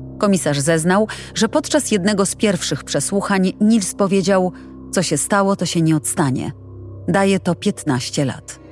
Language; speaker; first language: Polish; native; Polish